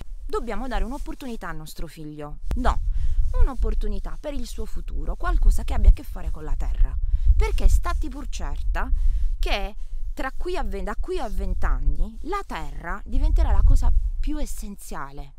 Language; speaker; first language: Italian; native; Italian